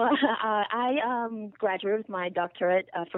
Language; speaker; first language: English; native; English